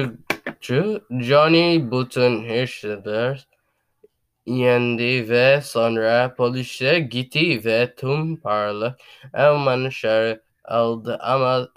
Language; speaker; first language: Turkish; non-native, learner; English